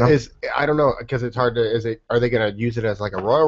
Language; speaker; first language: English; native; English